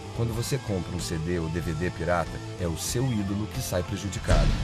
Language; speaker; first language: Portuguese; non-native, fluent; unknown